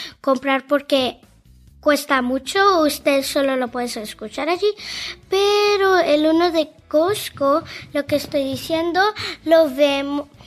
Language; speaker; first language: Spanish; early bilingual, heritage; Spanish